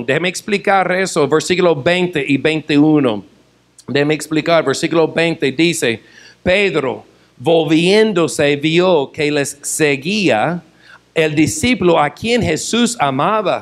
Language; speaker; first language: Spanish; non-native, fluent; English